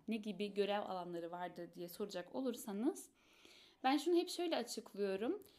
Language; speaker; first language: Turkish; early bilingual, heritage; Turkish